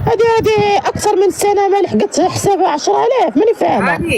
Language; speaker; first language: Arabic; native; Arabic